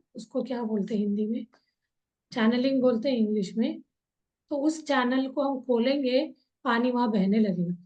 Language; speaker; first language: Hindi; non-native, local second language; Kannada